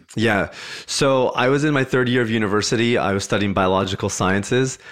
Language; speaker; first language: English; early bilingual, other home language; Hindi